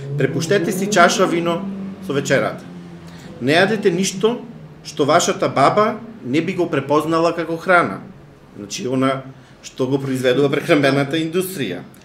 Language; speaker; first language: Macedonian; native; Macedonian